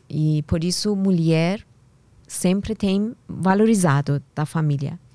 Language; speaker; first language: Portuguese; non-native, learner; Persian